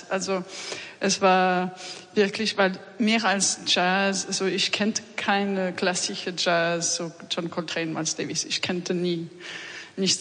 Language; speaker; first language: German; non-native, learner; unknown